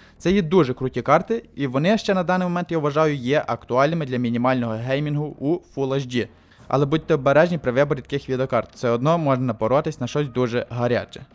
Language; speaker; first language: Ukrainian; native; Ukrainian